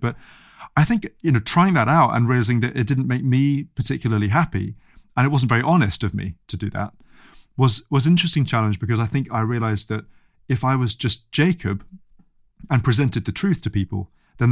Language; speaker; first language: English; native; English